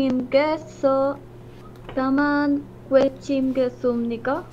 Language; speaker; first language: Korean; non-native, learner; Spanish